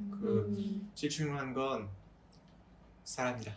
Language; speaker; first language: Korean; non-native, fluent; French